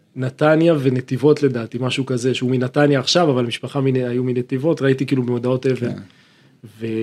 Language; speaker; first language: Hebrew; native; Hebrew